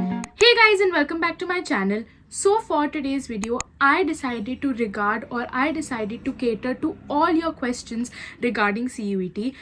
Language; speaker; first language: English; non-native, local second language; Hindi